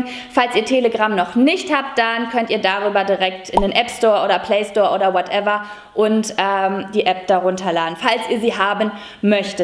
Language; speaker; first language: German; native; German